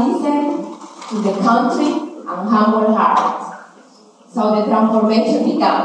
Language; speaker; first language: English; non-native, learner; Spanish